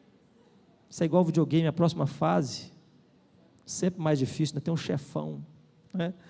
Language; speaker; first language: Portuguese; native; Portuguese